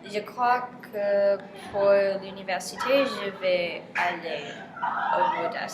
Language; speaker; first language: French; non-native, learner; English